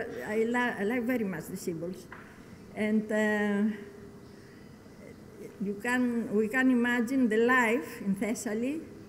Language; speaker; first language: English; non-native, learner; Greek